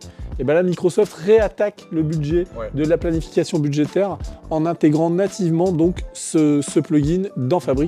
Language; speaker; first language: French; native; French